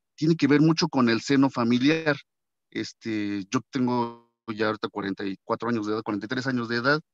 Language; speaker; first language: Spanish; native; Spanish